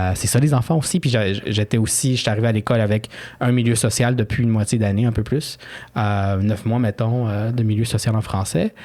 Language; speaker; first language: French; early bilingual, other home language; Spanish